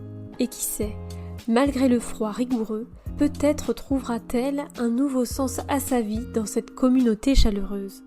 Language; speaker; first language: French; native; French